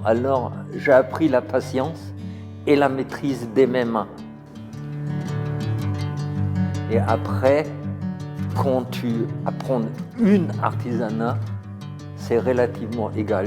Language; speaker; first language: French; non-native, fluent; German